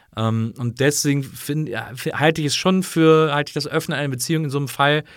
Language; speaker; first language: German; native; German